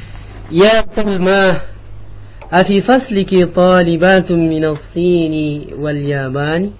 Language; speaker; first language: Arabic; non-native, learner; Indonesian